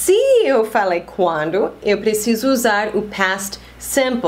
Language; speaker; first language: Portuguese; non-native, fluent; English